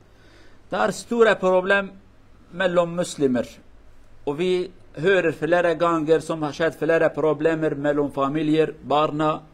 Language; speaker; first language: Swedish; non-native, learner; Kurdish